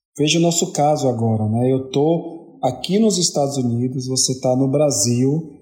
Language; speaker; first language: Portuguese; native; Portuguese